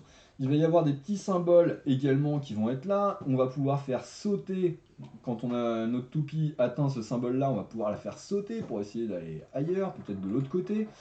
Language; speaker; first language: French; native; French